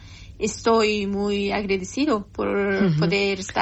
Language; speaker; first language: Spanish; non-native, learner; Persian